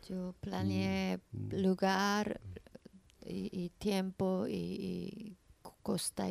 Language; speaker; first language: Spanish; non-native, learner; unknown